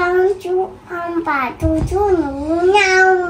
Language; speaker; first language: Vietnamese; early bilingual, heritage; Chinese